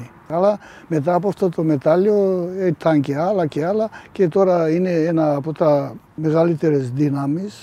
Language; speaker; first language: Greek; non-native, fluent; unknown